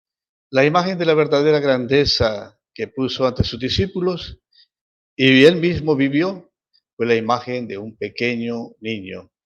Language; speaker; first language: Spanish; native; Spanish